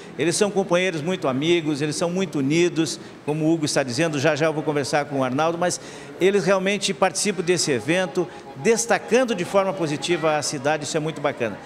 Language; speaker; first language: Portuguese; native; Portuguese